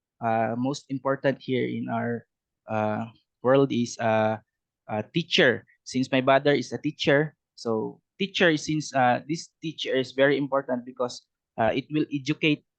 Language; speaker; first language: English; non-native, learner; Cebuano